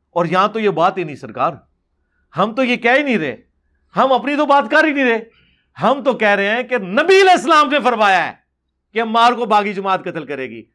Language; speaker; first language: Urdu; non-native, local second language; Punjabi